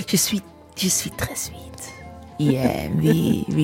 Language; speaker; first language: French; non-native, learner; English